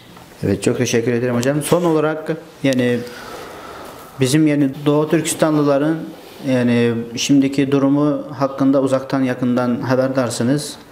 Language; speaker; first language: Turkish; non-native, fluent; Uyghur